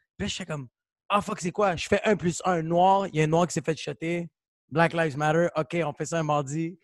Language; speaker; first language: French; native; French